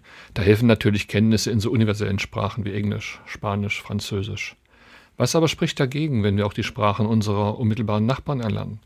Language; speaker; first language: German; native; German